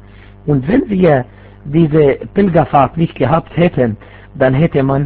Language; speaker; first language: German; non-native, fluent; Arabic